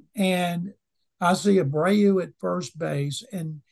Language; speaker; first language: English; native; English